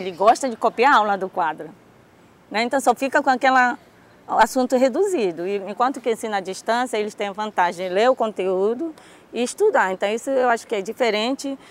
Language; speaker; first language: Portuguese; early bilingual, other home language; Japanese